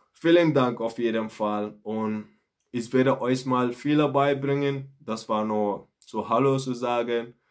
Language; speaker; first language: German; non-native, learner; Mandingo